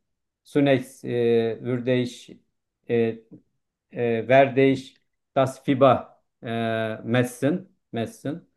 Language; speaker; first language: German; non-native, learner; Turkish